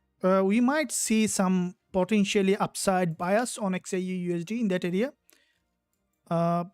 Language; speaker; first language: English; non-native, fluent; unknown